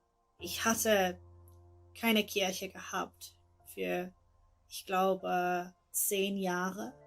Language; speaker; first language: German; non-native, learner; English